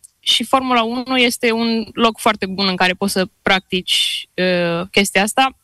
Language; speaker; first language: Romanian; native; Romanian